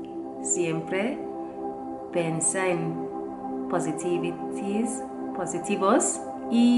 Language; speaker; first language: Spanish; non-native, learner; English